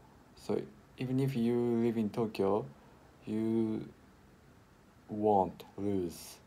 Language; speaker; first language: English; non-native, learner; Japanese